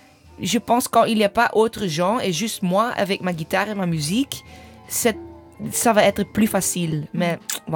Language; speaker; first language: French; non-native, learner; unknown